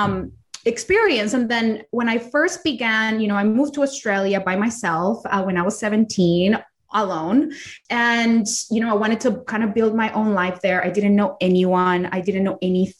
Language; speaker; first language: English; non-native, fluent; Spanish